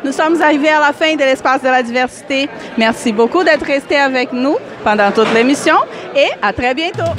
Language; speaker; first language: French; native; French